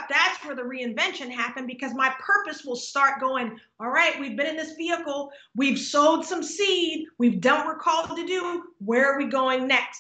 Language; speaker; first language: English; native; English